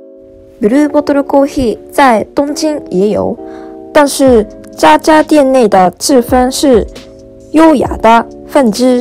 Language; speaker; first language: Chinese; non-native, learner; Japanese